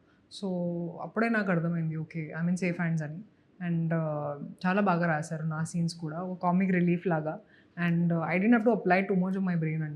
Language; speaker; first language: Telugu; non-native, fluent; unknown